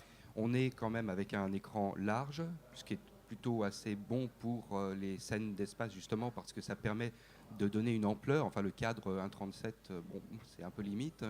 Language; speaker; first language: French; native; French